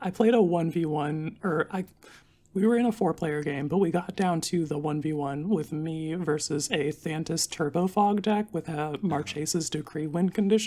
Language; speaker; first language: English; native; English